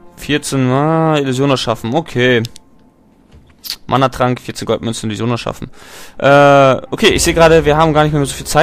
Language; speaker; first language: German; native; German